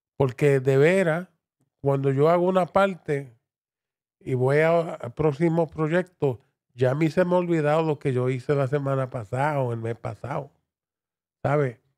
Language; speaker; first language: Spanish; early bilingual, heritage; Spanish